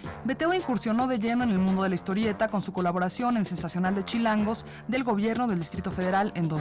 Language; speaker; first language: Spanish; native; Spanish